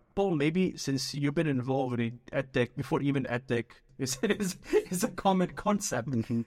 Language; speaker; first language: English; early bilingual, other home language; Arabic